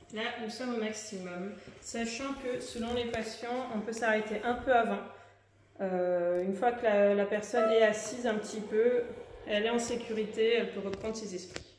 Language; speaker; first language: French; native; French